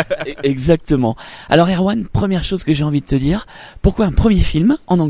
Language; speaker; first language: French; native; French